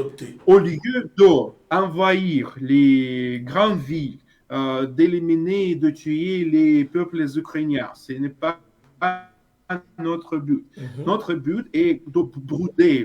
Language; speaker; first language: French; non-native, fluent; Russian